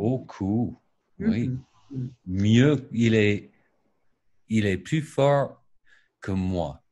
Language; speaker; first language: French; non-native, learner; English